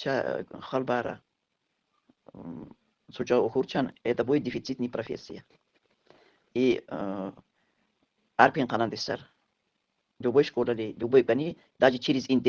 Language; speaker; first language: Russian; non-native, local second language; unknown